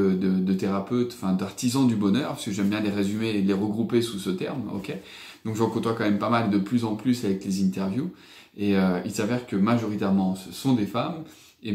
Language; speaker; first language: French; native; French